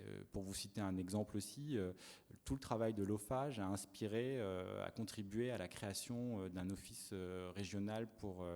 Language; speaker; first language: French; native; French